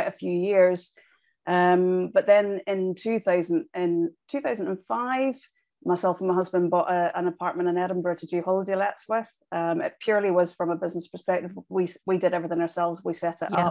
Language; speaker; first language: English; native; English